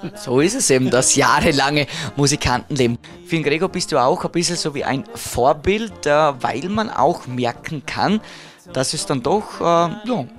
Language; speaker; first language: German; native; German